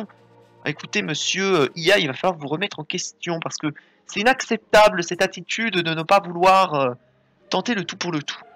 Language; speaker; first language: French; native; French